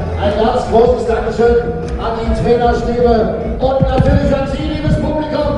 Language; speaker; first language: German; native; German